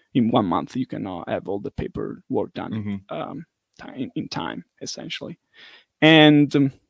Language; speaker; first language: English; non-native, fluent; Italian